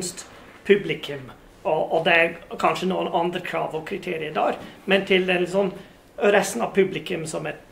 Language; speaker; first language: Norwegian; non-native, fluent; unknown